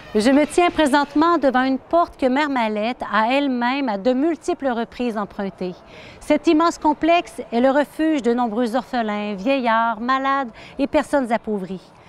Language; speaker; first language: French; native; French